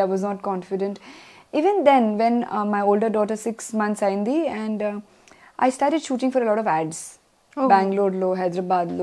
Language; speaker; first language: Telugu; non-native, learner; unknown